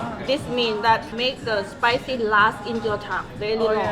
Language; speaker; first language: English; non-native, fluent; Thai